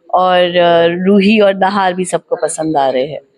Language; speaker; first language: Hindi; non-native, local second language; Gujarati